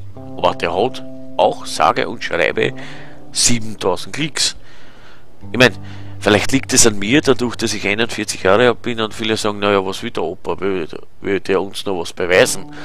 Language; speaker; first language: German; native; German